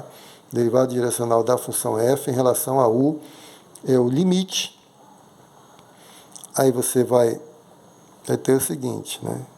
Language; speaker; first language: Portuguese; native; Portuguese